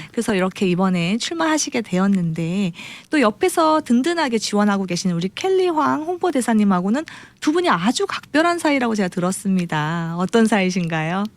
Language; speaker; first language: Korean; native; Korean